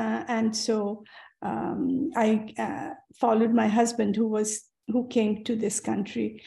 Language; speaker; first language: English; non-native, local second language; Bangla